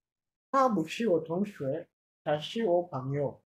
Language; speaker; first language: Chinese; non-native, fluent; Swahili